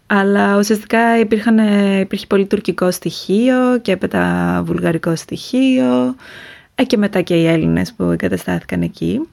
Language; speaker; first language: Greek; native; Greek